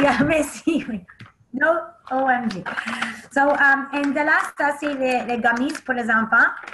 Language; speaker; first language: French; non-native, learner; English